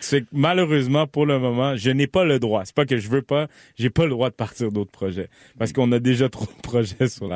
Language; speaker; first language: French; native; French